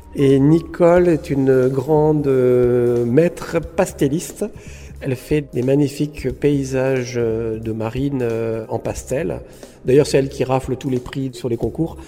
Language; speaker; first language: French; native; French